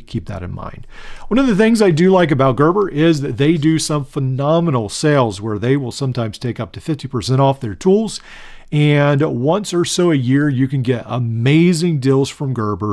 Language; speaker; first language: English; native; English